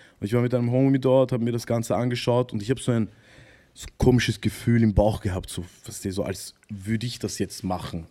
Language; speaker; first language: German; early bilingual, other home language; Arabic